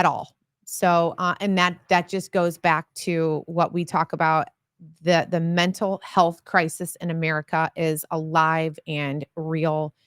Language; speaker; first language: English; native; English